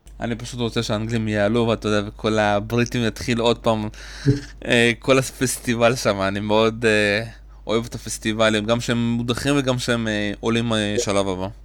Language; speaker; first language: Hebrew; native; Hebrew